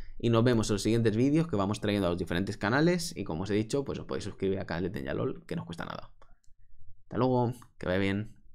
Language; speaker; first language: Spanish; native; Spanish